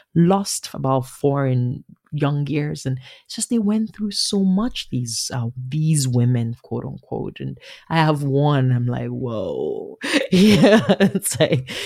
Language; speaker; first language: English; non-native, local second language; Igbo